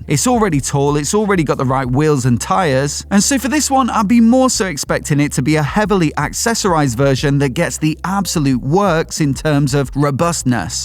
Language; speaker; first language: English; native; English